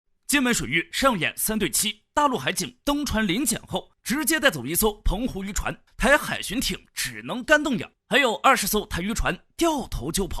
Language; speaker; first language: Chinese; native; Chinese